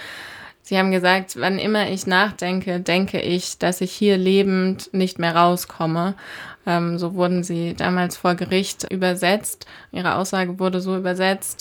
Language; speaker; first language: German; native; German